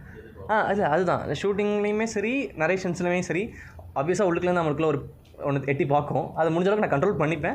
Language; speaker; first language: Tamil; native; Tamil